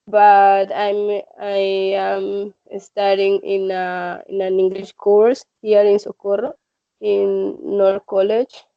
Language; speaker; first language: English; non-native, learner; Spanish